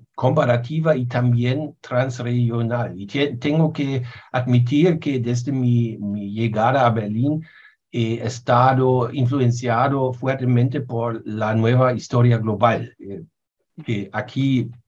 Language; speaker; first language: Spanish; non-native, fluent; German